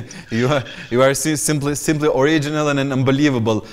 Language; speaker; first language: English; non-native, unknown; Albanian